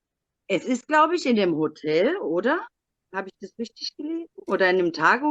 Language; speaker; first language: German; native; German